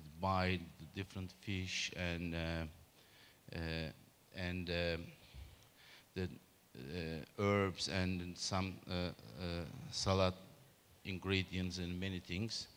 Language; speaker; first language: English; non-native, learner; Turkish